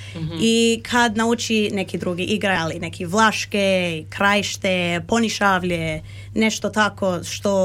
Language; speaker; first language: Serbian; early bilingual, heritage; Serbian